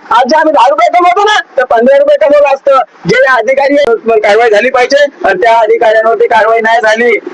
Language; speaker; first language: Marathi; non-native, local second language; Hindi